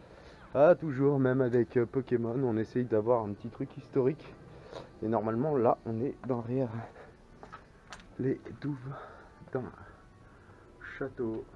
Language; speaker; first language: French; native; French